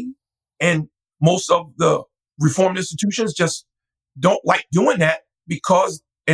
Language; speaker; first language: English; native; English